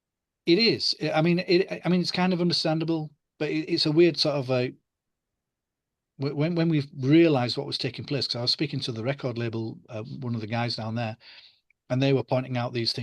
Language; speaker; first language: English; native; English